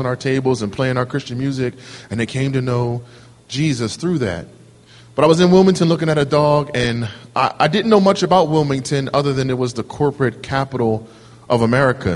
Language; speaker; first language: English; native; English